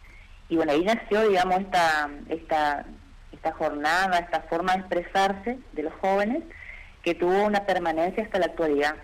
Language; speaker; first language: Spanish; native; Spanish